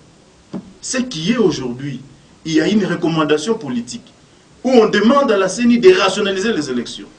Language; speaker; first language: French; non-native, local second language; Lingala